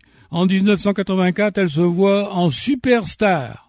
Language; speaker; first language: French; native; French